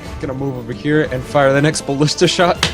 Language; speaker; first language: English; native; English